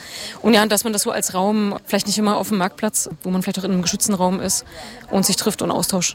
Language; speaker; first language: German; native; German